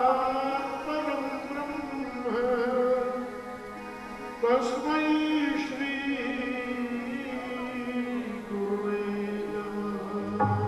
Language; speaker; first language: Hindi; native; Hindi